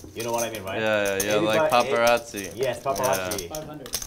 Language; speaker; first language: English; non-native, learner; Japanese